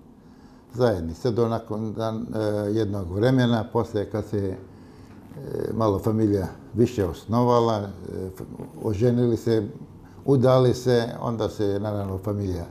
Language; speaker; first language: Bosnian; early bilingual, heritage; Bosnian